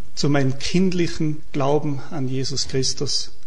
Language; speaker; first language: German; native; German